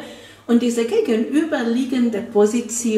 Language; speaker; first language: German; non-native, fluent; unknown